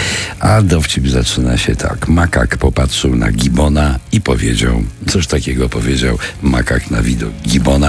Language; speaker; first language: Polish; native; Polish